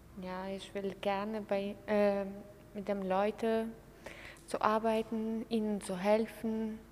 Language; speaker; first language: German; non-native, learner; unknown